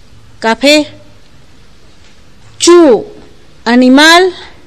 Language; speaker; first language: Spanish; non-native, local second language; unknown